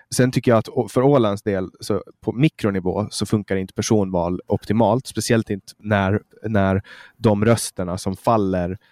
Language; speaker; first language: Swedish; native; Swedish